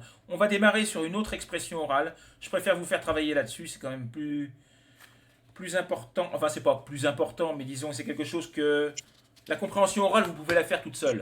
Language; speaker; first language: French; native; French